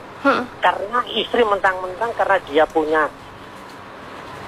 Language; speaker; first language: Indonesian; non-native, local second language; Javanese